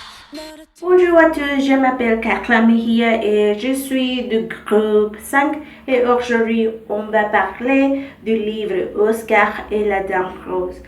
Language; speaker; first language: French; non-native, learner; Spanish